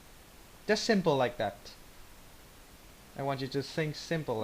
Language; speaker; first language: English; non-native, learner; Vietnamese